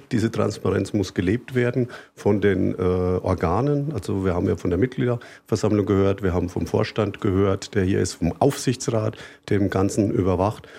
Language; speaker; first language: German; native; German